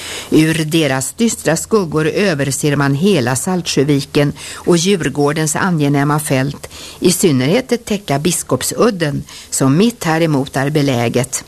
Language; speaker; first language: Swedish; native; Swedish